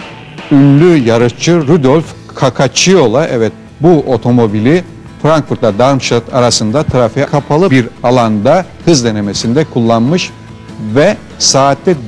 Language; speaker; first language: Turkish; native; Turkish